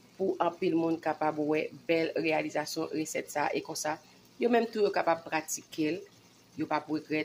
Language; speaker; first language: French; non-native, learner; Haitian Creole